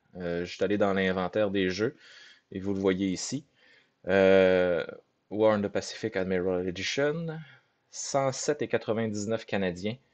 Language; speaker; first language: French; native; French